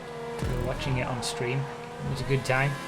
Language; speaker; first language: English; native; English